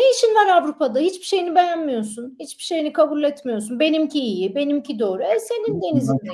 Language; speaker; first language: Turkish; native; Turkish